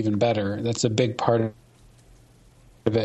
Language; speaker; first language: English; native; English